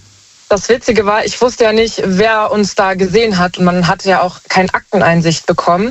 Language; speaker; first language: German; native; German